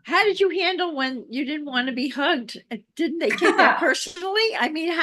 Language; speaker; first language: English; native; English